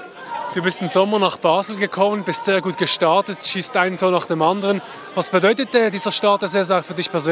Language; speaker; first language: German; native; German